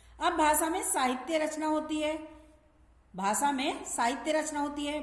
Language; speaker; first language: Hindi; native; Hindi